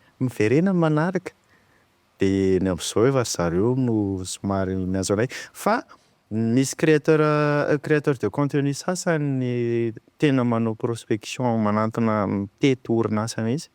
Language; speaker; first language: Malagasy; native; Malagasy